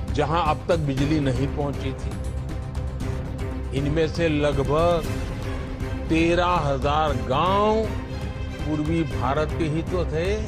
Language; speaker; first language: Hindi; non-native, local second language; Gujarati